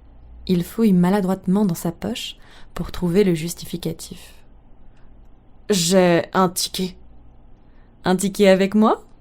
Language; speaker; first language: French; native; French